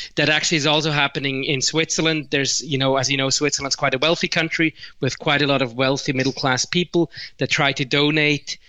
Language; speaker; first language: English; non-native, fluent; Swiss German